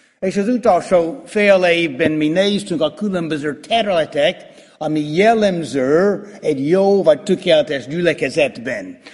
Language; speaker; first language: Hungarian; non-native, fluent; English